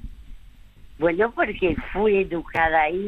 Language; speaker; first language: Spanish; early bilingual, other home language; French